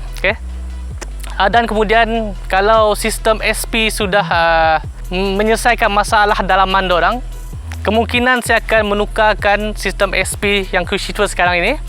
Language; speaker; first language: Malay; non-native, local second language; Iban